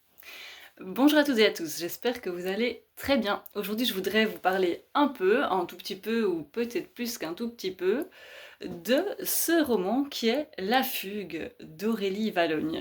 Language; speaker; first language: French; native; French